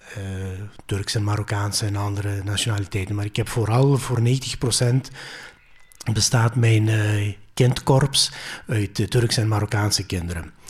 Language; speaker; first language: Dutch; early bilingual, other home language; Greek